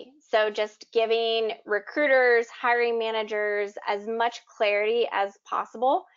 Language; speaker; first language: English; native; English